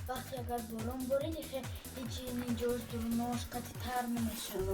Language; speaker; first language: Persian; early bilingual, heritage; Tajik